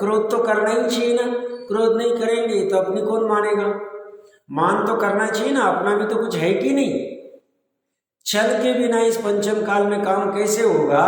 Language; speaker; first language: Hindi; native; Hindi